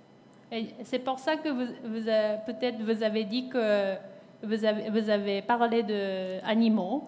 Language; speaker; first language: French; non-native, fluent; Japanese